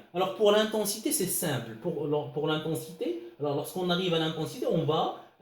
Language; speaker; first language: French; non-native, local second language; Arabic